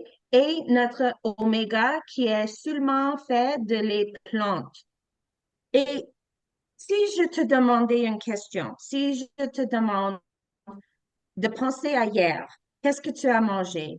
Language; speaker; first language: French; non-native, learner; English